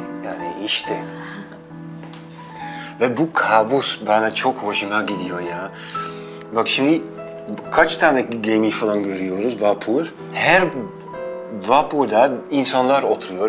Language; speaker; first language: Turkish; non-native, fluent; Dutch